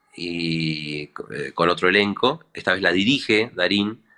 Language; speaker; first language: Spanish; native; Spanish